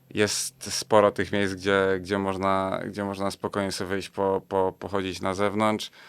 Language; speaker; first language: Polish; native; Polish